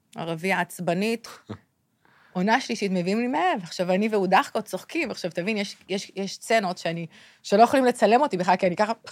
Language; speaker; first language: Hebrew; native; Hebrew